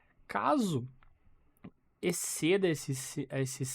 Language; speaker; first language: Portuguese; native; Portuguese